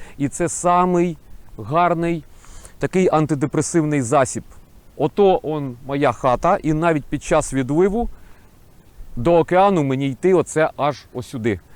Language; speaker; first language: Ukrainian; native; Ukrainian